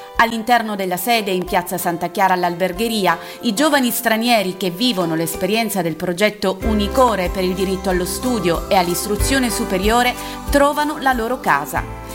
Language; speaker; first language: Italian; native; Italian